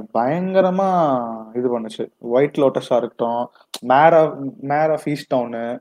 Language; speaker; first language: Tamil; native; Tamil